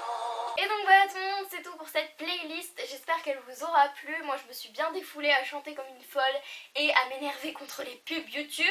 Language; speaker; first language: French; native; French